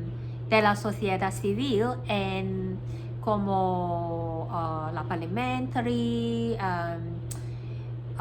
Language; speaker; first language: Spanish; non-native, learner; Cantonese